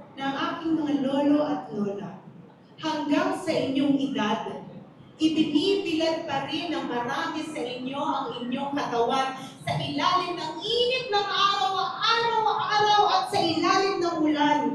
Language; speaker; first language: Filipino; native; Filipino